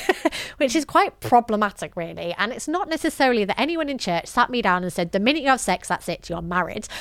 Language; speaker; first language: English; native; English